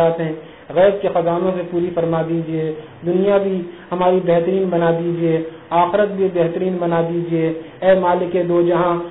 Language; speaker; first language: Urdu; native; Urdu